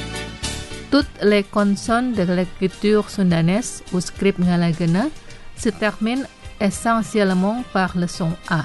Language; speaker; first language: French; non-native, fluent; Indonesian